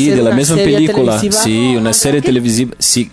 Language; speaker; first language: Spanish; non-native, learner; Portuguese